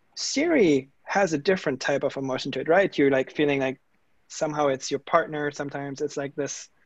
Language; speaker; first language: English; non-native, fluent; German